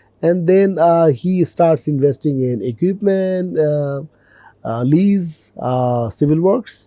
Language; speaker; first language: English; non-native, local second language; Bangla